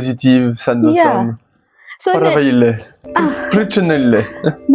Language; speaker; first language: Tamil; non-native, learner; French